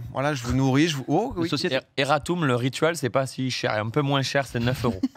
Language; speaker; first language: French; native; French